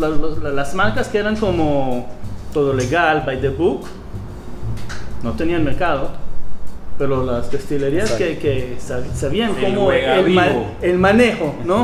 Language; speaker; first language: Spanish; non-native, fluent; Hebrew